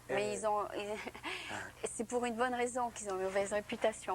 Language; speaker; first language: French; native; French